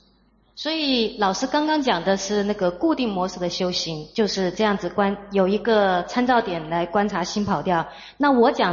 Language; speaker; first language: Chinese; native; Chinese